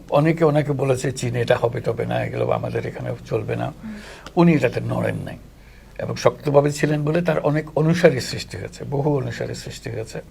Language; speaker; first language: Bangla; native; Bangla